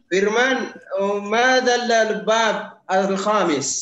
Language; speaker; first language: Arabic; non-native, fluent; Indonesian